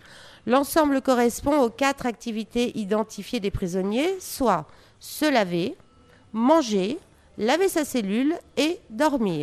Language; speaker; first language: French; native; French